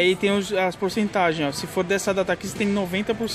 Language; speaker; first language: Portuguese; native; Portuguese